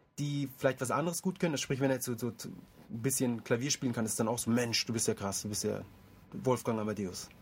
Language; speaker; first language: German; early bilingual, other home language; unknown